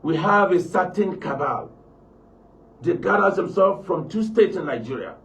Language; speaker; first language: English; non-native, local second language; Yoruba